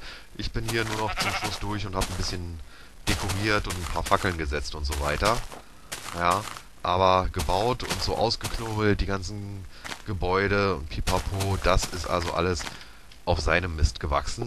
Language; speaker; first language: German; native; German